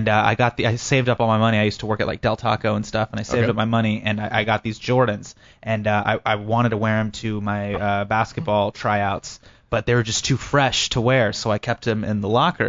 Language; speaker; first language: English; native; English